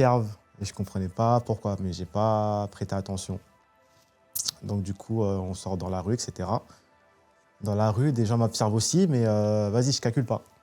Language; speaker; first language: French; native; French